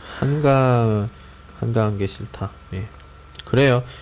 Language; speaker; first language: Korean; native; Korean